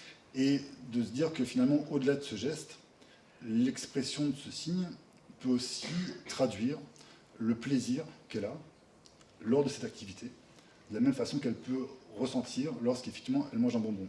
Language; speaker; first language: French; native; French